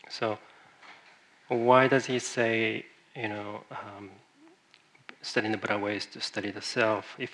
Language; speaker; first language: English; non-native, fluent; Japanese